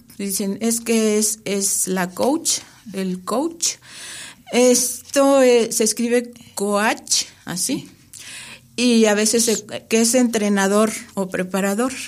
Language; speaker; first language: Spanish; native; Spanish